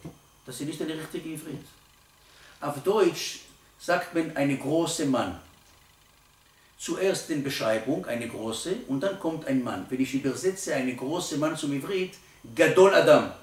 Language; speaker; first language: German; non-native, learner; Hebrew